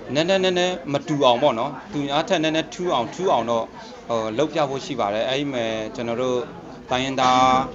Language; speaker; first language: Burmese; non-native, local second language; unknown